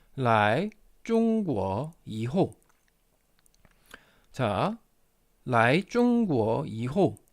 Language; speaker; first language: Chinese; non-native, fluent; Korean